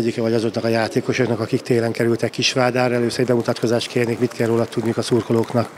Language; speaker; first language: Hungarian; native; Hungarian